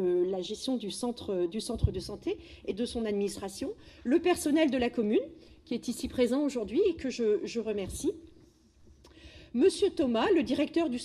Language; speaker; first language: French; native; French